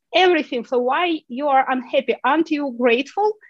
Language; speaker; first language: English; non-native, fluent; Ukrainian